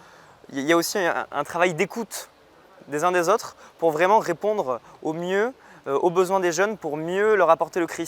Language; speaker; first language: French; native; French